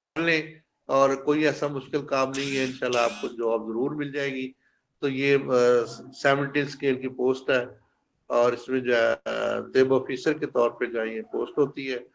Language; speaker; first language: Urdu; non-native, local second language; Punjabi